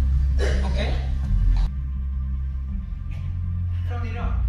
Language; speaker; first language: Swedish; non-native, learner; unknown